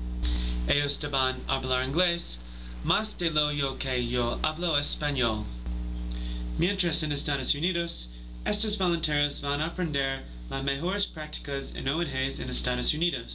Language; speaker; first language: Spanish; non-native, fluent; English